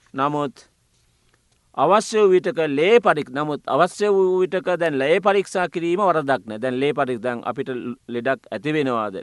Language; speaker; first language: Sinhala; non-native, local second language; Tamil